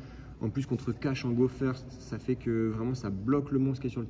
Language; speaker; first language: French; native; French